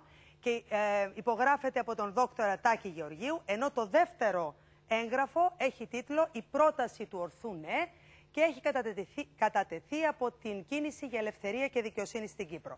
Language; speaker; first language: Greek; native; Greek